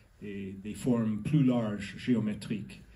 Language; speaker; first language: French; non-native, learner; English